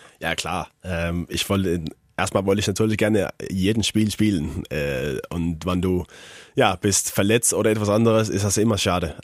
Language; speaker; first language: German; non-native, learner; Faroese